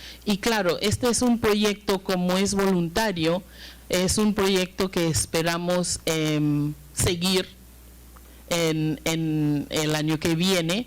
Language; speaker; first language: Spanish; non-native, fluent; English